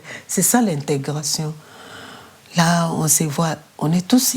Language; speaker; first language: French; non-native, local second language; Lingala